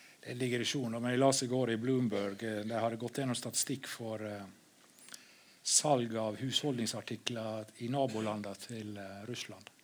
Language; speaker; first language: Norwegian; native; Norwegian